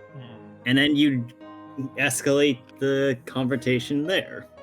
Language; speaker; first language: English; native; English